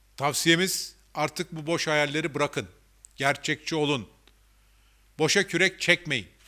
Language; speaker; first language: Turkish; native; Turkish